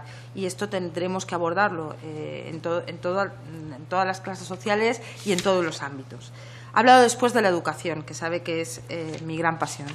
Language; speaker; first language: Spanish; native; Spanish